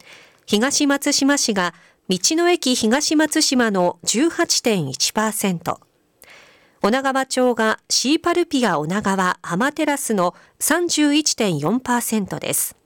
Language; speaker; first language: Japanese; native; Japanese